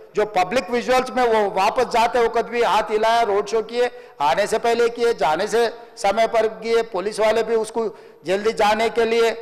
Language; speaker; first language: Hindi; non-native, local second language; Telugu